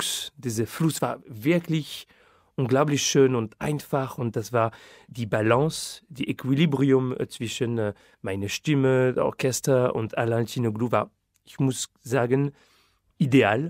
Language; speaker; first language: German; non-native, fluent; French